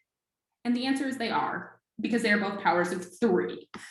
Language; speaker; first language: English; native; English